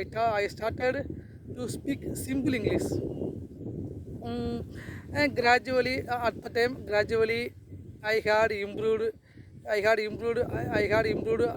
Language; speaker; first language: English; non-native, learner; Tamil